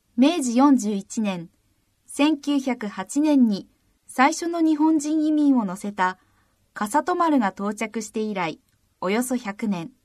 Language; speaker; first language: Japanese; native; Japanese